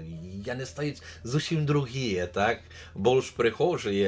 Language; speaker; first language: Polish; non-native, learner; Belarusian